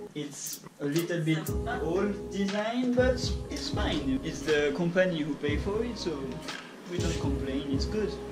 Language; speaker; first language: English; non-native, fluent; French